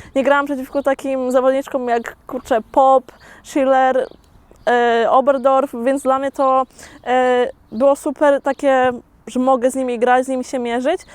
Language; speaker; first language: Polish; early bilingual, heritage; Polish